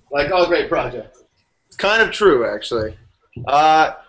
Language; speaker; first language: English; native; English